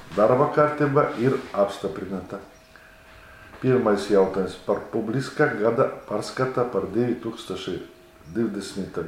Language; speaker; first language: Latvian; non-native, local second language; Russian